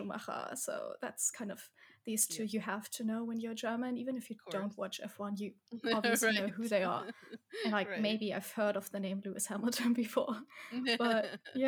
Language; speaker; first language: English; non-native, fluent; German